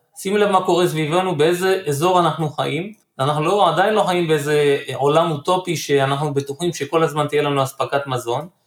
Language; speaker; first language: Hebrew; native; Hebrew